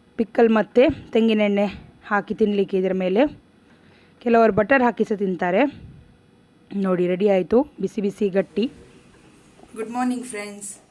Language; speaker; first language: Kannada; non-native, local second language; Tulu